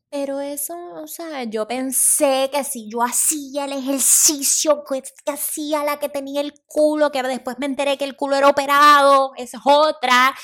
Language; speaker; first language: Spanish; native; Spanish